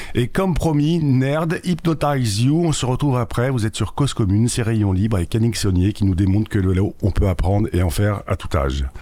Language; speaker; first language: French; native; French